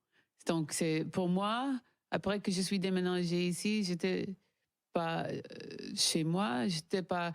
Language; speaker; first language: French; non-native, learner; English